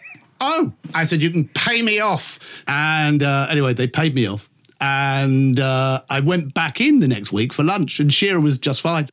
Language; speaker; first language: English; native; English